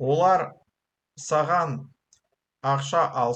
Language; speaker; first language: Kazakh; non-native, learner; Russian